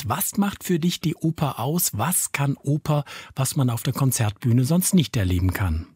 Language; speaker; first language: German; native; German